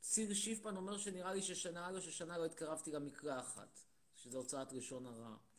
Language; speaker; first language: Hebrew; native; Hebrew